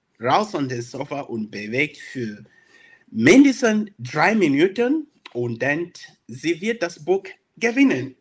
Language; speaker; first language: German; non-native, learner; English